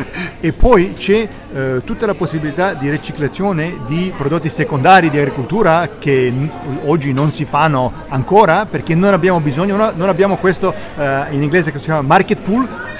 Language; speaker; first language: Italian; non-native, learner; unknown